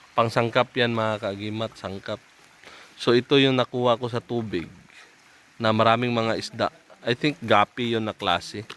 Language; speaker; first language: Filipino; native; Filipino